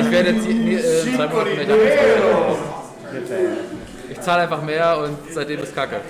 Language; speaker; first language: German; native; German